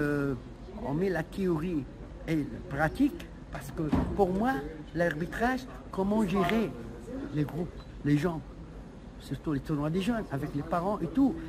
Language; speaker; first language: French; non-native, local second language; Arabic